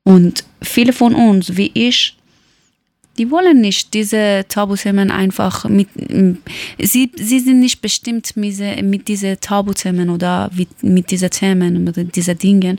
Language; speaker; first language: German; non-native, learner; Persian